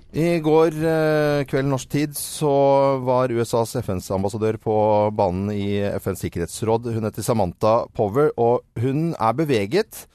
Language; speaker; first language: Norwegian; native; Norwegian